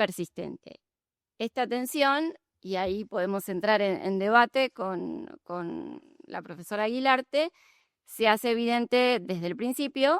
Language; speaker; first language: Spanish; native; Spanish